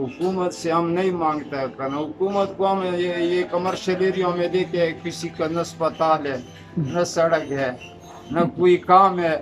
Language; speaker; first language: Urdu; non-native, local second language; Pashto